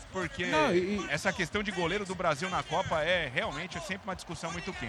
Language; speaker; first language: Portuguese; native; Portuguese